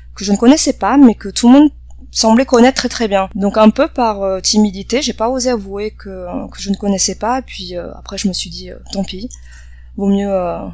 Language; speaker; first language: French; native; French